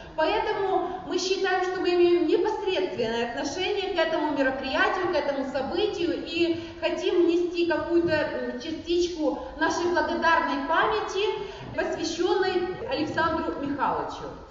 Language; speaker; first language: Russian; non-native, local second language; Ukrainian